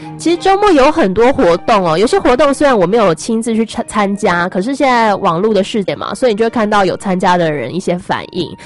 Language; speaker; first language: Chinese; native; Chinese